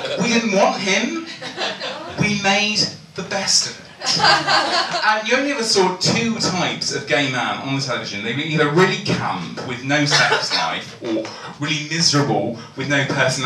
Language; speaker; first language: English; native; English